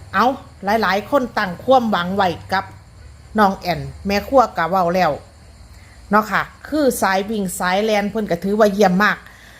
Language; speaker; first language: Thai; native; Thai